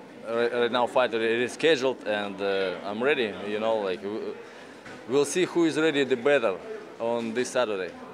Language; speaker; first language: English; non-native, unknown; Russian